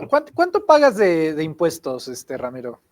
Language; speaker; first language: Spanish; native; Spanish